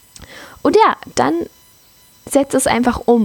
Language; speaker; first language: German; native; German